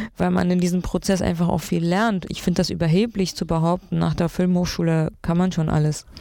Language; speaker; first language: German; early bilingual, other home language; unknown